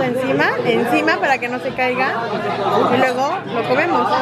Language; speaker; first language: Spanish; native; Spanish